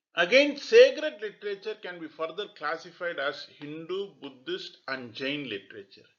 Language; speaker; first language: English; non-native, local second language; Tamil